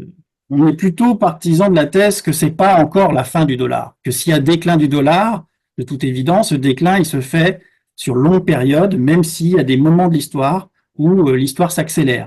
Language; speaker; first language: French; native; French